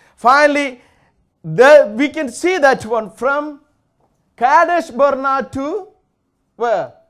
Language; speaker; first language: English; non-native, local second language; Malayalam